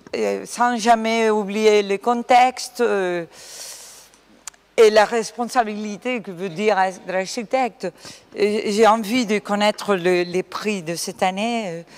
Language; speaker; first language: French; non-native, learner; Spanish